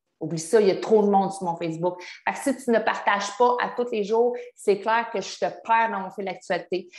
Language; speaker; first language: French; native; French